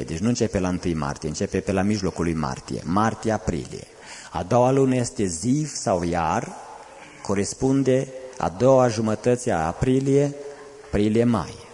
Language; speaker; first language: Romanian; native; Romanian